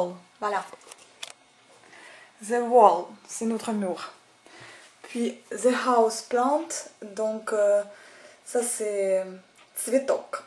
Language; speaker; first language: French; native; French